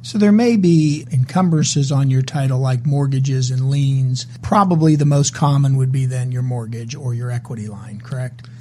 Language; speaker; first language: English; native; English